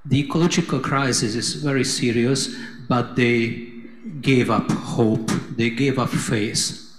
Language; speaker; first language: English; non-native, fluent; Hungarian